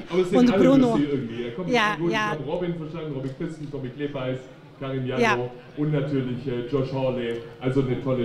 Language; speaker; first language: German; native; German